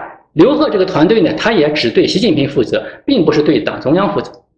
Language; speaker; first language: Chinese; native; Chinese